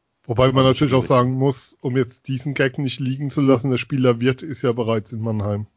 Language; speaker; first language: German; native; German